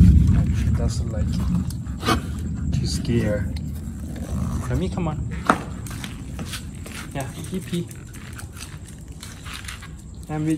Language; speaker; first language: English; non-native, local second language; Thai